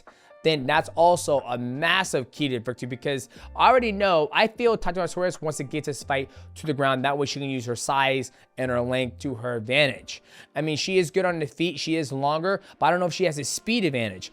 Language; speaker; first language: English; native; English